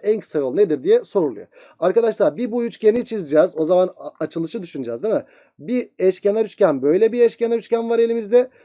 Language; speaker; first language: Turkish; native; Turkish